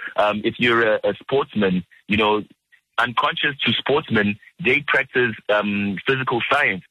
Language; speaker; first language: English; early bilingual, other home language; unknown